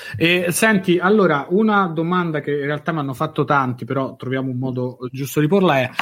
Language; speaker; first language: Italian; native; Italian